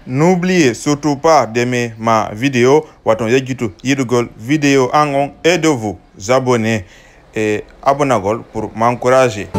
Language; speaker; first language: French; non-native, local second language; Fula